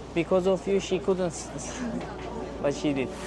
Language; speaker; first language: English; non-native, learner; Turkish